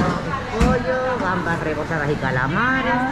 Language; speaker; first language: Spanish; native; Spanish